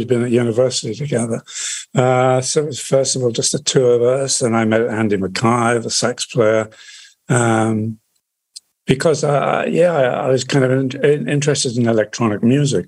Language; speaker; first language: English; native; English